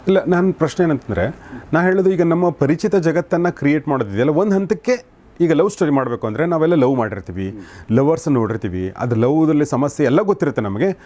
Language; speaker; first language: Kannada; native; Kannada